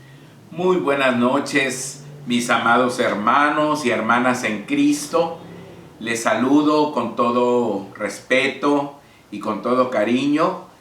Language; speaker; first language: Spanish; native; Spanish